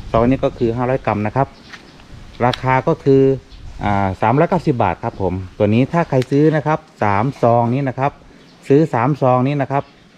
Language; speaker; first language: Thai; native; Thai